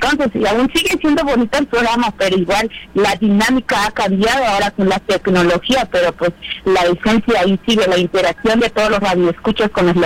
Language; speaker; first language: Spanish; non-native, local second language; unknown